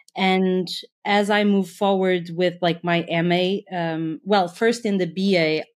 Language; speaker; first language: English; non-native, fluent; Portuguese